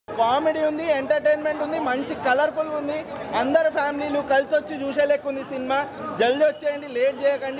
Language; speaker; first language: Telugu; native; Telugu